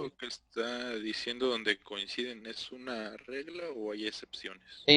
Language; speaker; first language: Spanish; native; Spanish